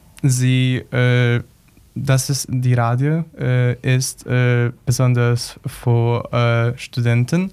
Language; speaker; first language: German; non-native, learner; Polish